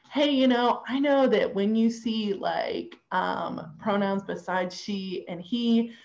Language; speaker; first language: English; native; English